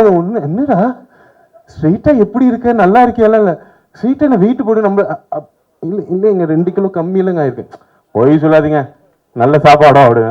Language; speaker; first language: Tamil; native; Tamil